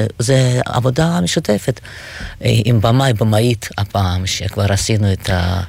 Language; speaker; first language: Hebrew; non-native, fluent; Russian